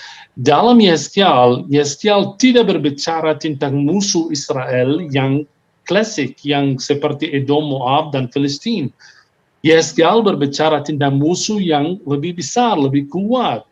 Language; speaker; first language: Indonesian; non-native, fluent; Hebrew